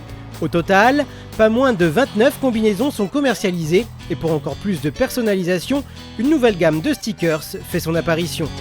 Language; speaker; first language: French; native; French